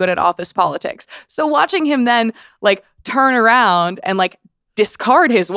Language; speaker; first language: English; native; English